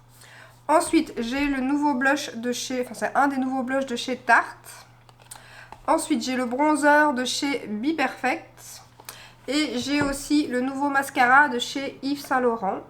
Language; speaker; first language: French; native; French